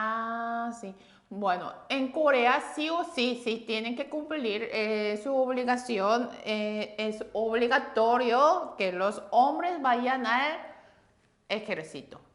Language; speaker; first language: Spanish; non-native, fluent; Korean